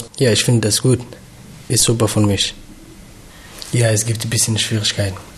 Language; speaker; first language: German; non-native, learner; Somali